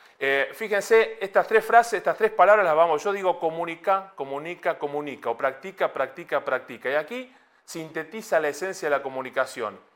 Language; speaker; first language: Spanish; native; Spanish